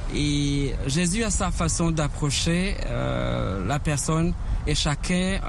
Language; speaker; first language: French; non-native, local second language; Kinyarwanda